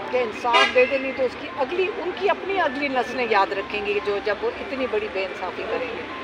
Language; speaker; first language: Urdu; native; Urdu